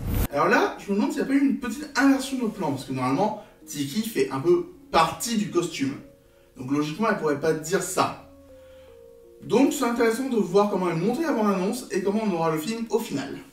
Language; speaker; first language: French; native; French